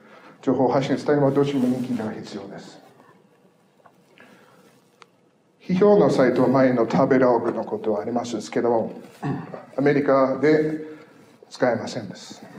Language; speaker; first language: Japanese; non-native, fluent; English